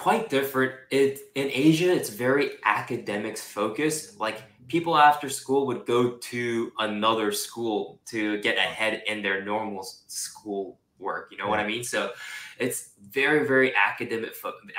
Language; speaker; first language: English; non-native, local second language; Japanese